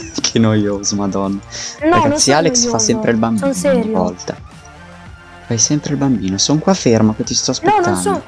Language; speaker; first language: Italian; native; Italian